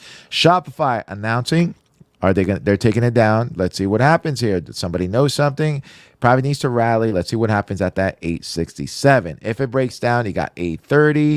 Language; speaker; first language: English; native; English